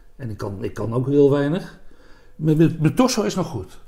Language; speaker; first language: Dutch; native; Dutch